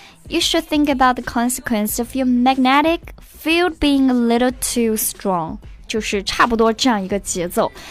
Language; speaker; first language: English; non-native, fluent; Chinese